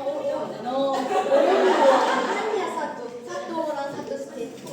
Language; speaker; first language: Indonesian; non-native, learner; Korean